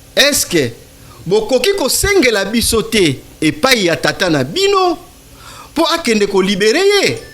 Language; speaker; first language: Lingala; non-native, local second language; Kituba (Democratic Republic of Congo)